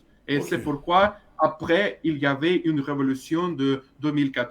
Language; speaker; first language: French; non-native, fluent; Russian